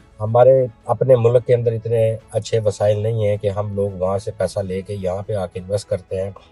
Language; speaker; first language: Urdu; non-native, local second language; Punjabi